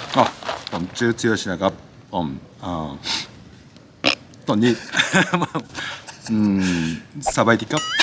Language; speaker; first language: Thai; non-native, learner; Japanese